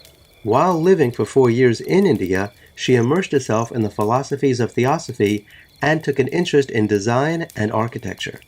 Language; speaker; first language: English; native; English